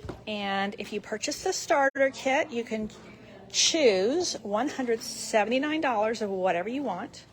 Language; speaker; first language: English; native; English